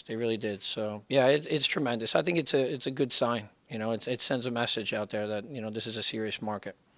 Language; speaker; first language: English; native; English